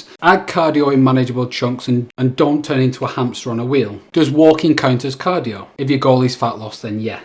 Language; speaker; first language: English; native; English